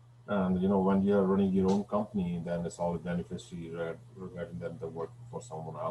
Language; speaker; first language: English; non-native, fluent; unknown